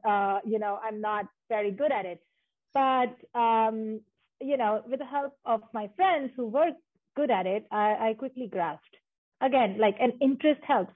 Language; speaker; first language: English; non-native, local second language; Hindi